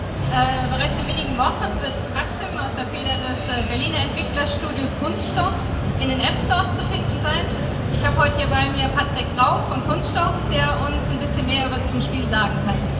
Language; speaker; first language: German; native; German